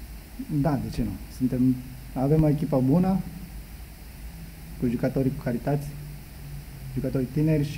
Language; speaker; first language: Romanian; non-native, learner; Japanese